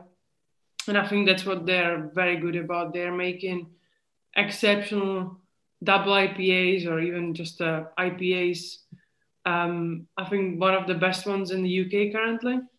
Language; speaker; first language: English; non-native, fluent; Czech